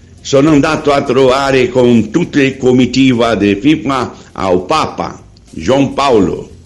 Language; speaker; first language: Italian; non-native, learner; Portuguese